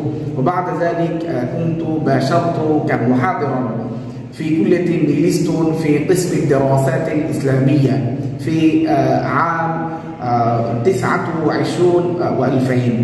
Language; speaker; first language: Arabic; non-native, fluent; Bangla